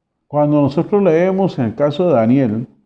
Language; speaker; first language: Spanish; native; Spanish